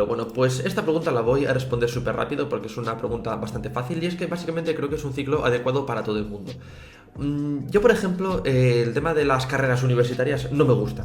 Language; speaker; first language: Spanish; native; Spanish